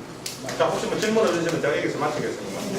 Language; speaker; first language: Korean; native; Korean